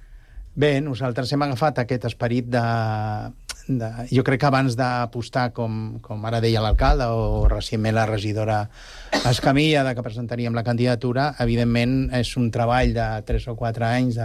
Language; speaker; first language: Catalan; native; Catalan